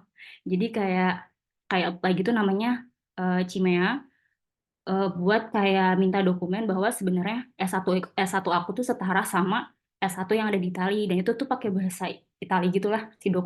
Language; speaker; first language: Indonesian; native; Indonesian